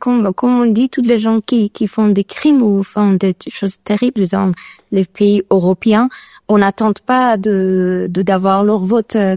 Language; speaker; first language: French; non-native, learner; Persian